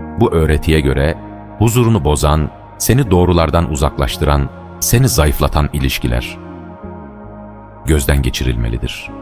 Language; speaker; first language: Turkish; native; Turkish